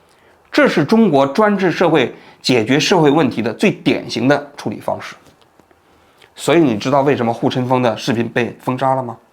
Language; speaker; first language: Chinese; native; Chinese